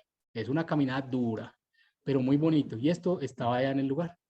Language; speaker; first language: Spanish; native; Spanish